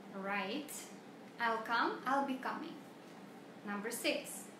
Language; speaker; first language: English; non-native, fluent; Russian